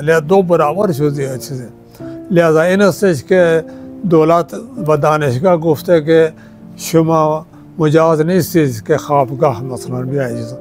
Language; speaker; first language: Persian; non-native, fluent; Punjabi